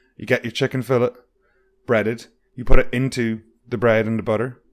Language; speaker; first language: English; native; English